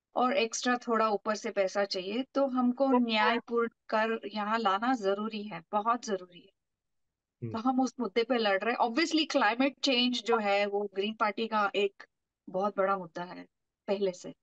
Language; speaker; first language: Hindi; non-native, local second language; Marathi